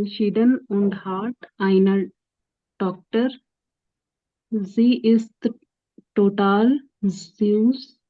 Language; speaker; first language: German; non-native, learner; Hindi